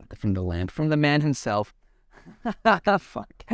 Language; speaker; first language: English; native; English